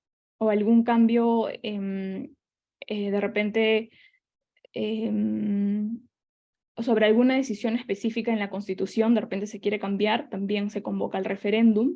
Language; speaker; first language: Spanish; native; Spanish